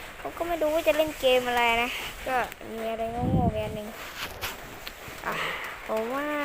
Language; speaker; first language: Thai; native; Thai